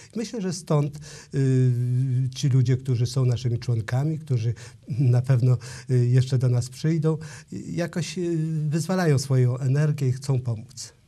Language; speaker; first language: Polish; native; Polish